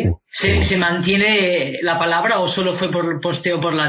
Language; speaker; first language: Spanish; native; Spanish